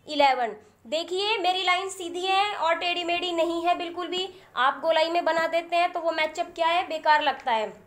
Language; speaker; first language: Hindi; native; Hindi